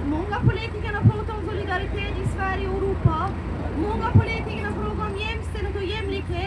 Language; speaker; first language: Swedish; non-native, fluent; Persian